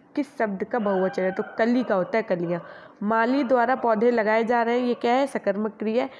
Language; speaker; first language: Hindi; native; Hindi